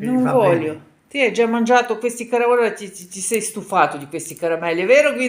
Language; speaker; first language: Italian; non-native, learner; Ukrainian